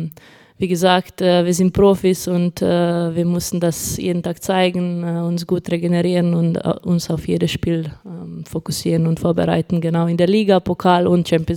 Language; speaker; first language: German; non-native, fluent; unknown